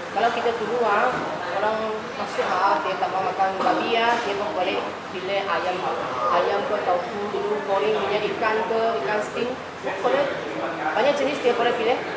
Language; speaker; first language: Malay; non-native, local second language; Chinese